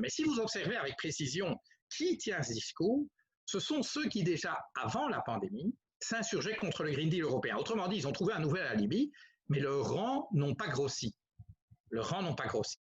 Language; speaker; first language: French; native; French